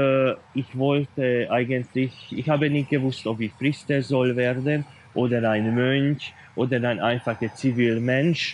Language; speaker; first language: German; non-native, fluent; Hungarian